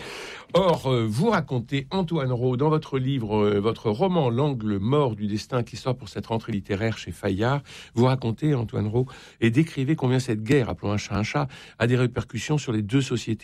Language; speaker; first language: French; native; French